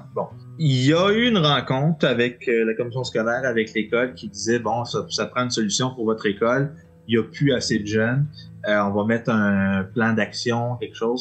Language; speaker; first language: French; native; French